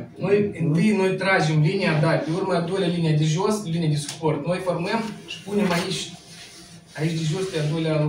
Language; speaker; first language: Romanian; non-native, local second language; Russian